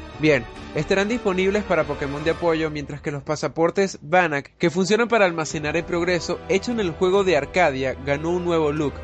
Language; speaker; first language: Spanish; native; Spanish